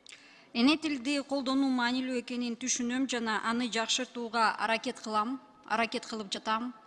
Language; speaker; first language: Kyrgyz; non-native, local second language; Russian